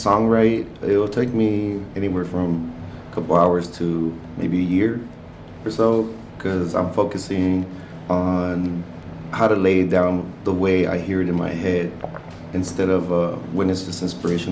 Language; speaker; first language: English; early bilingual, other home language; Spanish